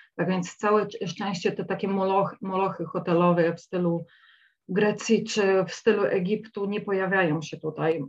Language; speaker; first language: Polish; native; Polish